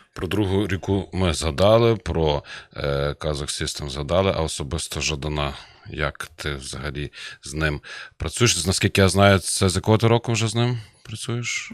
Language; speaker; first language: Ukrainian; native; Ukrainian